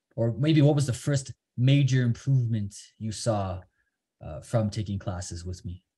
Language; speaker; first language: English; native; English